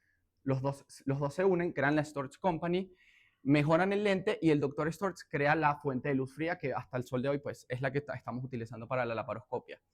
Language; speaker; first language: Spanish; native; Spanish